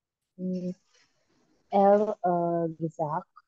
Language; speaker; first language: German; non-native, learner; Indonesian